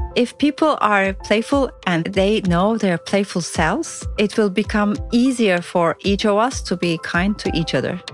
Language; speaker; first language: English; non-native, fluent; Turkish